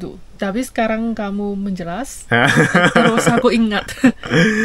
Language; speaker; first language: Indonesian; non-native, fluent; Chinese